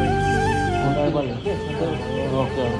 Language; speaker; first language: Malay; non-native, learner; Nepali